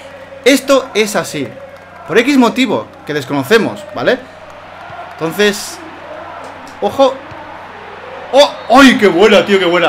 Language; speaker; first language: Spanish; native; Spanish